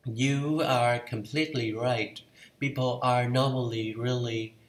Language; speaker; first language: English; non-native, fluent; Vietnamese